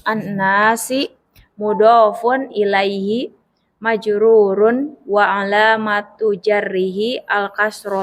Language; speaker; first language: Arabic; non-native, learner; Indonesian